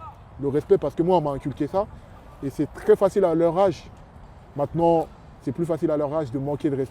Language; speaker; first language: French; native; French